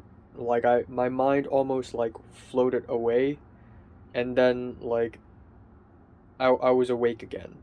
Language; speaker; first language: English; non-native, local second language; Cantonese